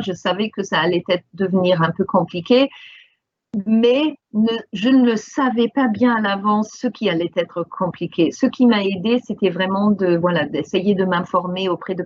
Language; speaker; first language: French; non-native, fluent; English